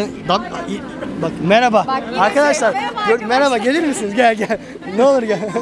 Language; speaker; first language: Turkish; native; Turkish